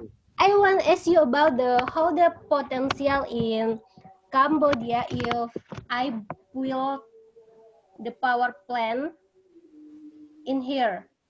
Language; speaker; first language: English; non-native, learner; Indonesian